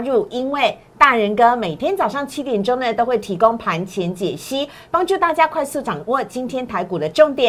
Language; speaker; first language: Chinese; native; Chinese